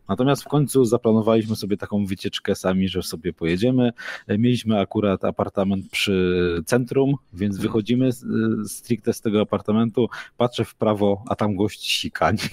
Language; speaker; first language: Polish; native; Polish